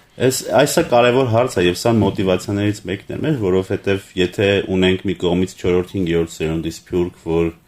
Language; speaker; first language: Armenian; native; Armenian